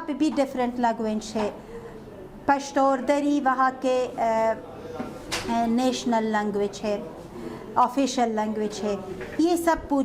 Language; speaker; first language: Hindi; non-native, fluent; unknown